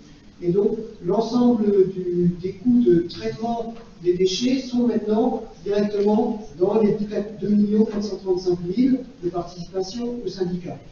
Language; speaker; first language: French; native; French